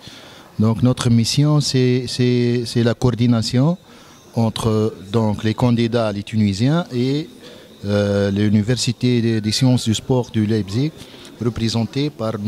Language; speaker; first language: French; non-native, local second language; Arabic